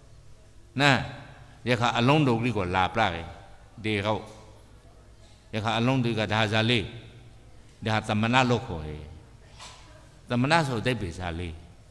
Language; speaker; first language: Burmese; native; Burmese